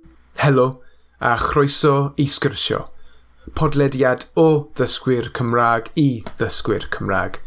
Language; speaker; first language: Welsh; non-native, learner; English